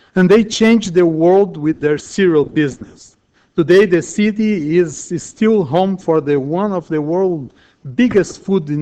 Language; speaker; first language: English; non-native, fluent; Portuguese